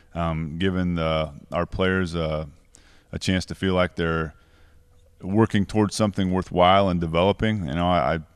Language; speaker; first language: English; native; English